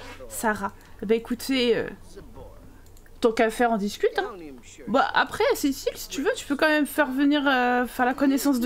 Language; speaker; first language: French; native; French